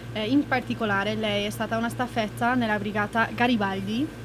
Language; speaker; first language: Italian; non-native, fluent; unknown